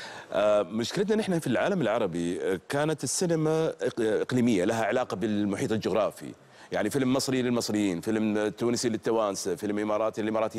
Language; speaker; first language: Arabic; native; Arabic